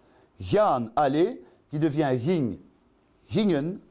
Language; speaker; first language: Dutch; non-native, local second language; French